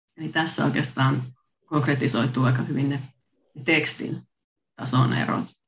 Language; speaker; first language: Finnish; native; Finnish